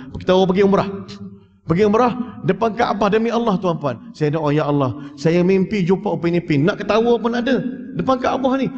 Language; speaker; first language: Malay; early bilingual, heritage; Malay